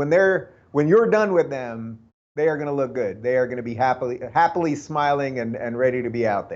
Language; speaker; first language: English; native; English